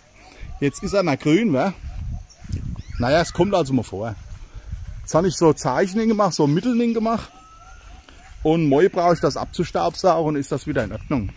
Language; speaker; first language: German; native; German